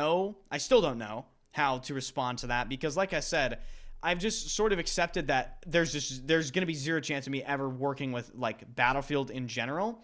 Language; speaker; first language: English; native; English